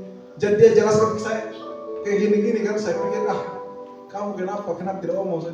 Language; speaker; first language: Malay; non-native, local second language; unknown